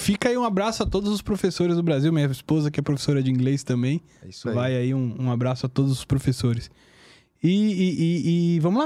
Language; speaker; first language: Portuguese; native; Portuguese